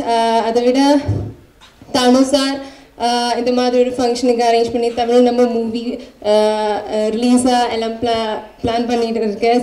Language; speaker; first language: Tamil; non-native, learner; Malayalam